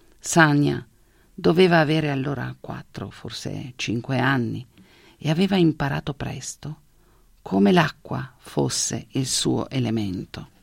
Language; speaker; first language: Italian; non-native, local second language; Slovenian